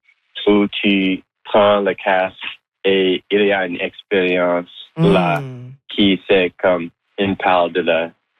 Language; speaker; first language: French; non-native, local second language; English